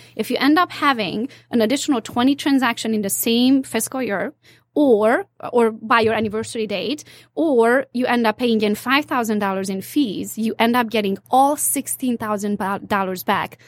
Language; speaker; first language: English; non-native, fluent; Hungarian